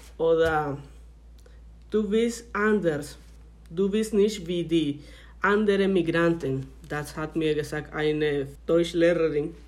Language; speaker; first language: German; non-native, learner; Spanish